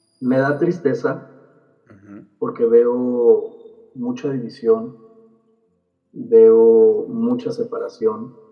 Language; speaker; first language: Spanish; native; Spanish